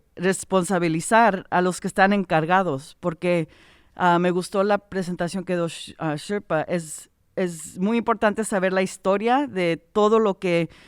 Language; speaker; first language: Spanish; early bilingual, heritage; Spanish